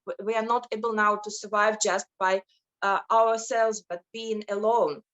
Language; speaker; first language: English; non-native, fluent; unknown